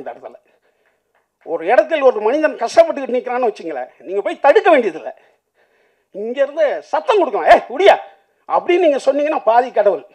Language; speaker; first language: Tamil; native; Tamil